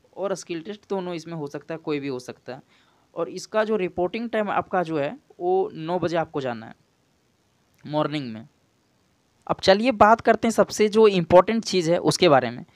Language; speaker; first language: Hindi; native; Hindi